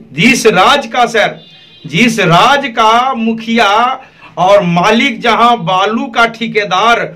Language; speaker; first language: Hindi; native; Hindi